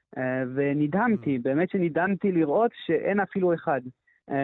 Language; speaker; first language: Hebrew; non-native, fluent; French